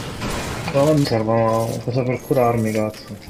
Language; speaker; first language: Italian; native; Italian